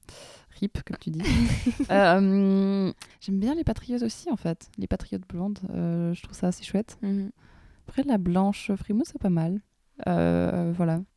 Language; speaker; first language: French; native; French